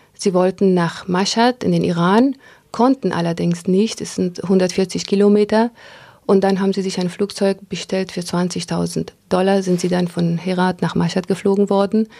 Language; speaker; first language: German; non-native, fluent; Pashto